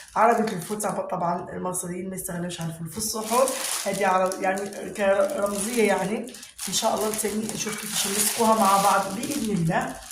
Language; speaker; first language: Arabic; native; Arabic